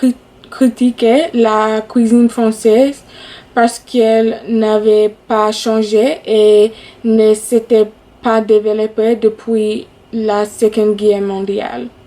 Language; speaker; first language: French; non-native, fluent; English